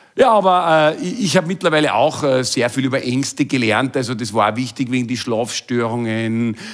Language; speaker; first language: German; native; German